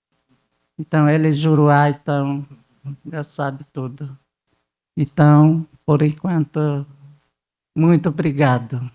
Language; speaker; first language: Portuguese; non-native, local second language; Guarani